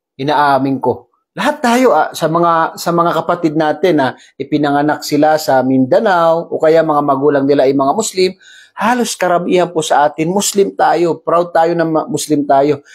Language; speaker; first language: Filipino; non-native, local second language; Maranao